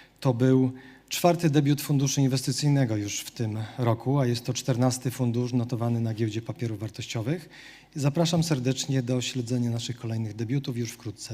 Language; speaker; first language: Polish; native; Polish